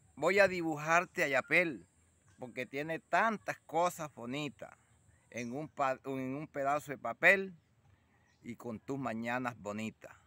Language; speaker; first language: Spanish; native; Spanish